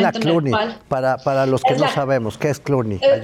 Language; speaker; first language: Spanish; native; Spanish